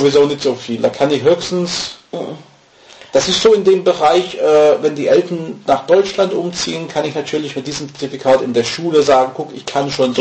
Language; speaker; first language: German; non-native, fluent; English